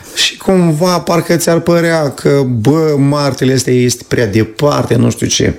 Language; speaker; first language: Romanian; native; Romanian